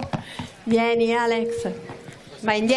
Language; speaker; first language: Italian; native; Italian